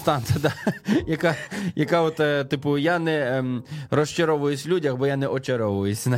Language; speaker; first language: Ukrainian; native; Ukrainian